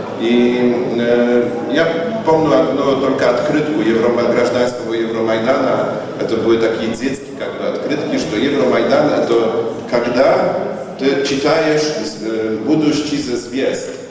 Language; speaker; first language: Polish; non-native, learner; Russian